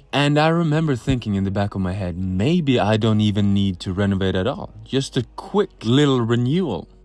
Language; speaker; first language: English; non-native, fluent; Swedish